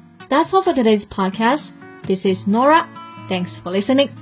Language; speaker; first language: English; non-native, fluent; Chinese